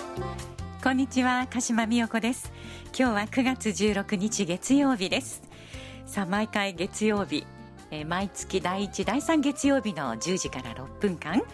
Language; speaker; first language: Japanese; native; Japanese